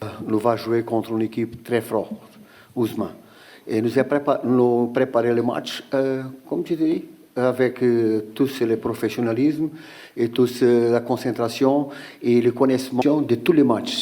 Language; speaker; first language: French; non-native, fluent; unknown